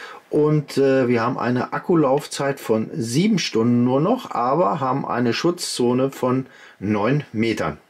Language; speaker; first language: German; native; German